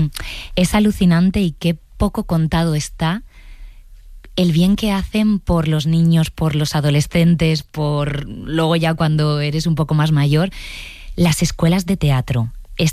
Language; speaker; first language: Spanish; native; Spanish